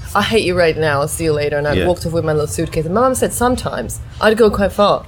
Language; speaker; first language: English; non-native, fluent; Slovak